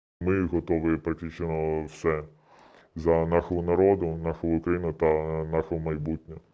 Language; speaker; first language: Ukrainian; early bilingual, heritage; Ukrainian